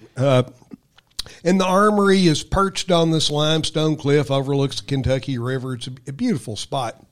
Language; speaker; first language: English; native; English